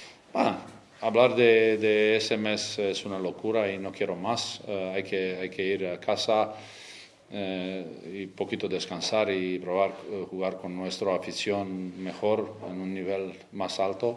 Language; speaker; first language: Spanish; non-native, learner; Croatian